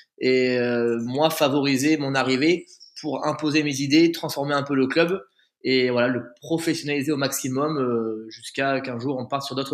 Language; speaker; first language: French; native; French